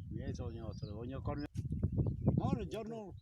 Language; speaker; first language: Russian; native; Russian